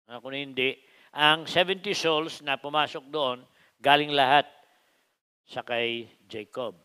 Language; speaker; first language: Filipino; non-native, local second language; Cebuano